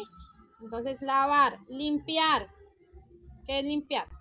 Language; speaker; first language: Spanish; native; Spanish